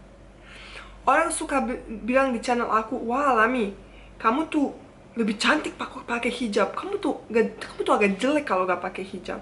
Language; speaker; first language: Indonesian; non-native, fluent; Bosnian